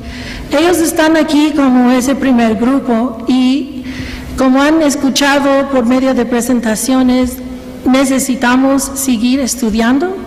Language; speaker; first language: Spanish; early bilingual, heritage; Spanish